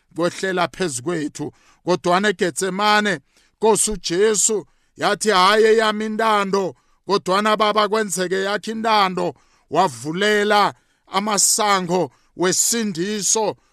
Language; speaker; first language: Zulu; non-native, local second language; South Ndebele